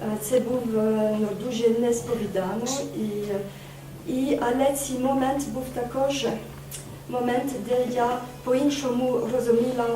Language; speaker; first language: Ukrainian; non-native, fluent; French